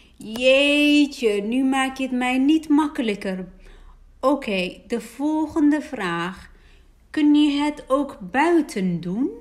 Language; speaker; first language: Dutch; native; Dutch